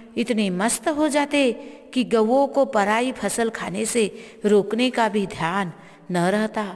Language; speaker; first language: Hindi; non-native, local second language; Marathi